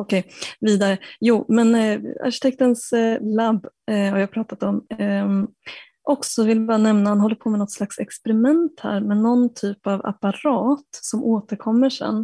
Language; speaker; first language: Swedish; native; Swedish